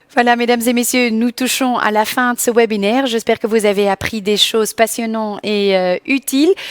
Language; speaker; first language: French; non-native, local second language; Dutch